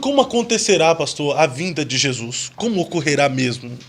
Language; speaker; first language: Portuguese; native; Portuguese